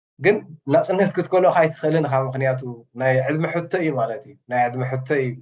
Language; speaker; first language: Tigrinya; native; Tigrinya